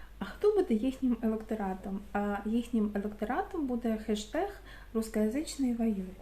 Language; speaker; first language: Ukrainian; non-native, local second language; Russian